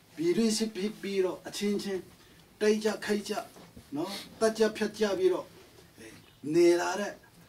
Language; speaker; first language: Burmese; non-native, local second language; Tedim Chin